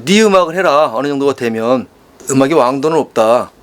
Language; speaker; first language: Korean; native; Korean